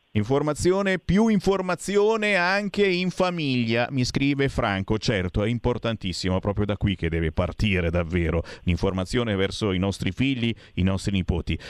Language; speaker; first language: Italian; native; Italian